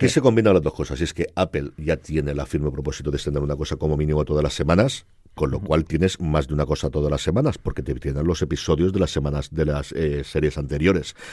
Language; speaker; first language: Spanish; native; Spanish